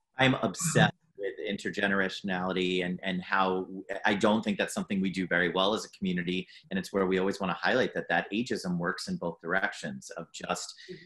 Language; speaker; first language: English; native; English